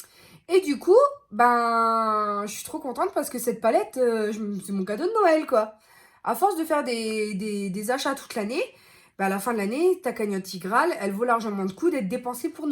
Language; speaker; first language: French; native; French